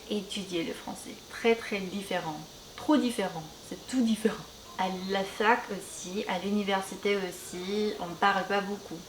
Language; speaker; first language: French; non-native, fluent; Korean